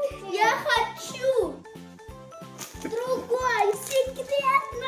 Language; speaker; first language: Russian; non-native, local second language; Kazakh